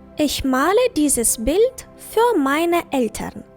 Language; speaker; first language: German; non-native, fluent; Ukrainian